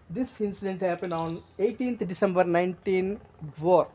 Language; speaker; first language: English; non-native, local second language; Telugu